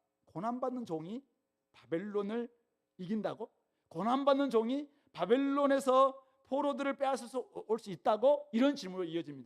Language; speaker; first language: Korean; native; Korean